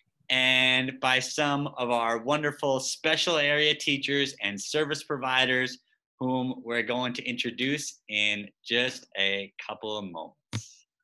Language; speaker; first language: English; native; English